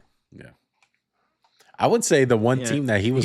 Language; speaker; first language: English; native; English